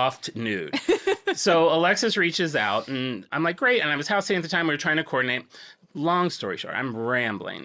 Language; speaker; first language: English; native; English